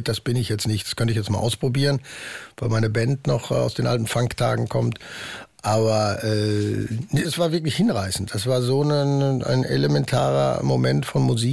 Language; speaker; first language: German; native; German